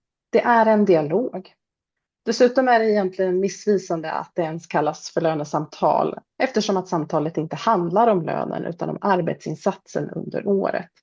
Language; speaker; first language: Swedish; native; Swedish